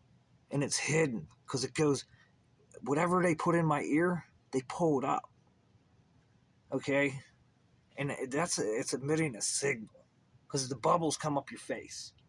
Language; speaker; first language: English; native; English